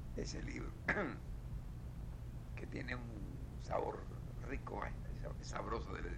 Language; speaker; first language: Spanish; native; Spanish